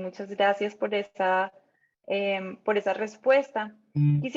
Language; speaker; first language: Spanish; native; Spanish